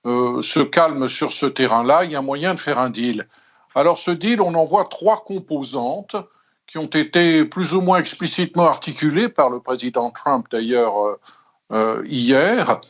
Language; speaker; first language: French; native; French